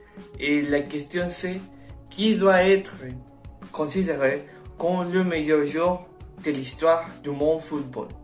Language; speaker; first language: French; non-native, learner; Spanish